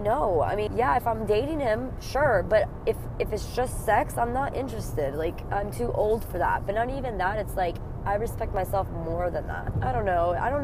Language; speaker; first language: English; native; English